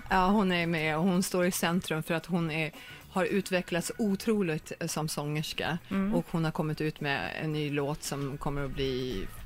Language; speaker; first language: Swedish; native; Swedish